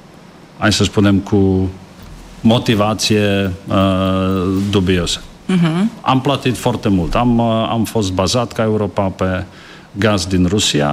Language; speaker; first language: Romanian; non-native, learner; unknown